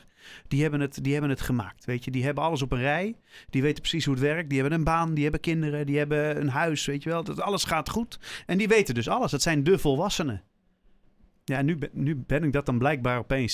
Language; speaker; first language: Dutch; native; Dutch